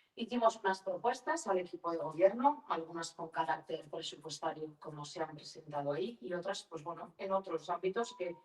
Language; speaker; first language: Spanish; non-native, local second language; Basque